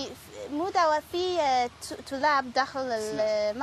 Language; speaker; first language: Arabic; non-native, learner; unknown